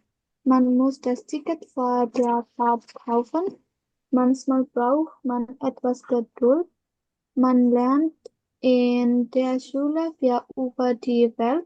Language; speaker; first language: German; non-native, learner; Indonesian